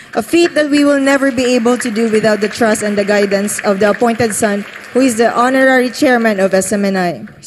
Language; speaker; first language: English; non-native, local second language; Filipino